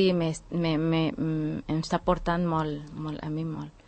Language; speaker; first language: Catalan; non-native, learner; Spanish